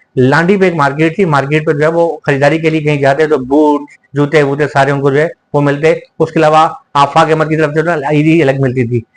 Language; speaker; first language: Urdu; native; Urdu